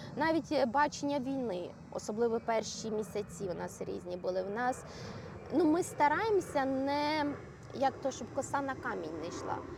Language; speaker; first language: Ukrainian; native; Ukrainian